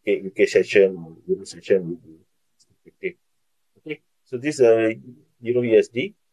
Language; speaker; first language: English; non-native, local second language; Malay